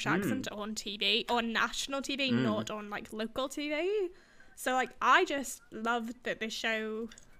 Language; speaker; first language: English; native; English